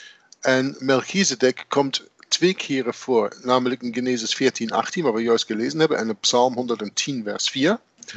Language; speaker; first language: Dutch; native; Dutch